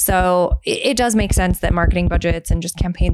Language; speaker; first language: English; native; English